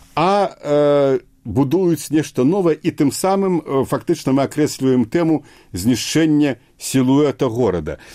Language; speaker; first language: Belarusian; native; Belarusian